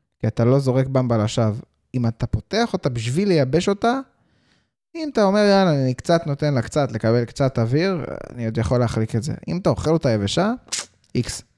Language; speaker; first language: Hebrew; early bilingual, heritage; Hebrew